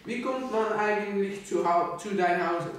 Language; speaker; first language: German; non-native, learner; Dutch